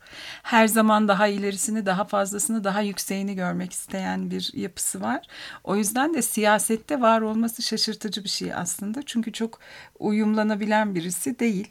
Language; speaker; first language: Turkish; native; Turkish